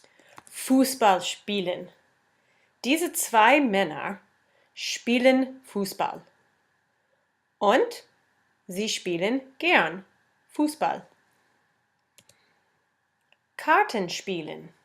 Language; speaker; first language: German; non-native, fluent; English